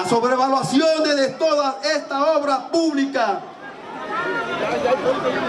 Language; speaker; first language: Spanish; native; Spanish